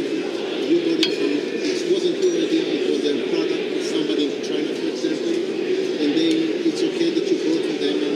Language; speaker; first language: English; non-native, fluent; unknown